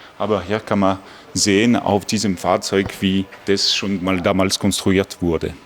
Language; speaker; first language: German; non-native, fluent; French